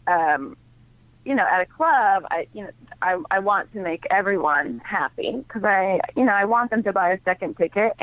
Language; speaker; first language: English; native; English